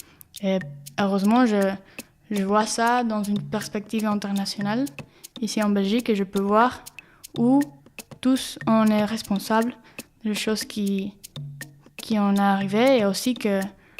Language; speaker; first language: French; non-native, fluent; Spanish